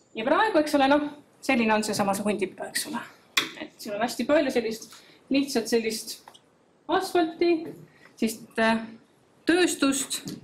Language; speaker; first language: Estonian; native; Estonian